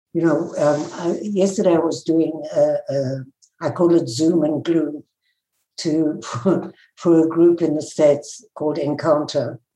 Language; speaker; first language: English; native; English